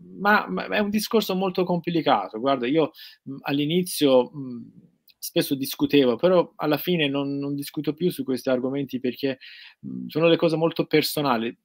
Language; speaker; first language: Italian; non-native, fluent; Persian